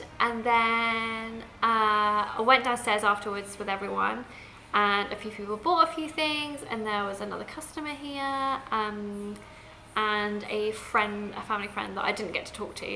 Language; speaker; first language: English; native; English